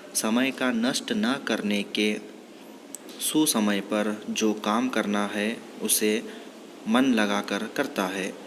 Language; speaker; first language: Hindi; non-native, local second language; Kannada